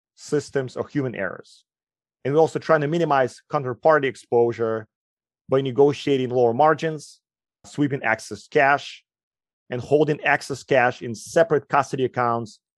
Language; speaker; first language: English; non-native, fluent; Ukrainian